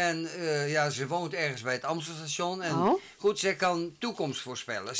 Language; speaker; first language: Dutch; native; Dutch